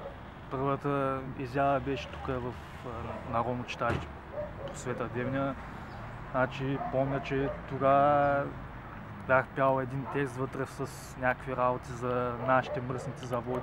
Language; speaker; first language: Bulgarian; native; Bulgarian